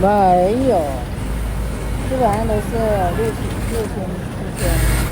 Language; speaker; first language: Chinese; native; Chinese